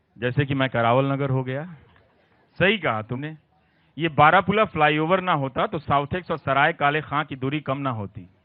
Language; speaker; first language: Hindi; non-native, local second language; Bhojpuri